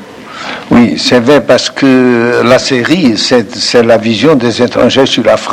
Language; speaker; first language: French; non-native, fluent; Portuguese